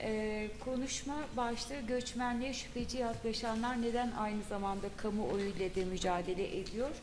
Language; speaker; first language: Turkish; native; Turkish